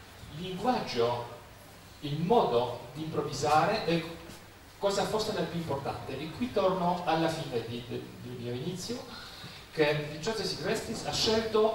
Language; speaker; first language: Italian; non-native, fluent; Polish